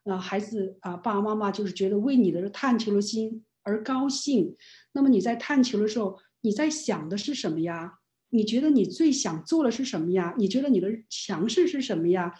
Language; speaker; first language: Chinese; native; Chinese